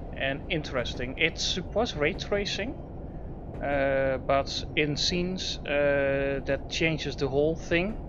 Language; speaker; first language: English; non-native, fluent; Dutch